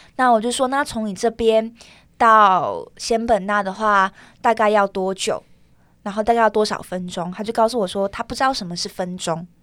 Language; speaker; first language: Chinese; native; Chinese